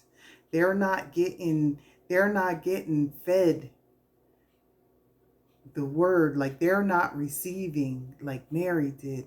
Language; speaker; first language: English; native; English